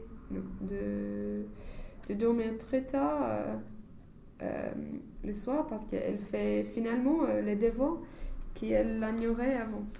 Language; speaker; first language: French; non-native, learner; English